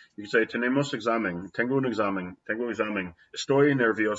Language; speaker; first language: Spanish; non-native, fluent; English